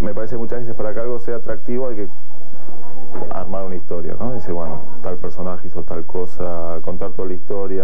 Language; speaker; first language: Spanish; native; Spanish